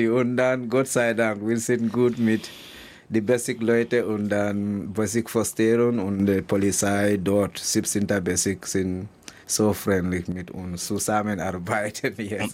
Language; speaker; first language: German; non-native, learner; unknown